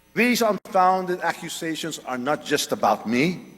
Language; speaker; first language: English; non-native, local second language; Filipino